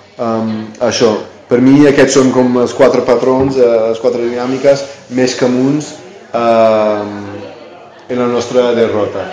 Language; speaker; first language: Catalan; non-native, fluent; English